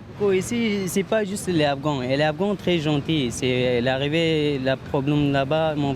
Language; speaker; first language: French; non-native, learner; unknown